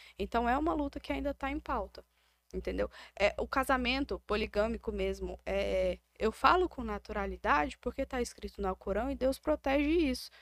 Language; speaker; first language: Portuguese; native; Portuguese